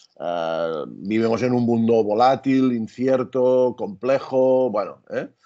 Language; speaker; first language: Spanish; native; Spanish